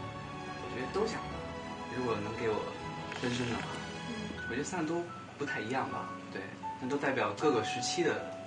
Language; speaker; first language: Chinese; native; Chinese